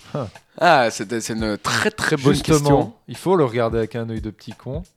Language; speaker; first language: French; native; French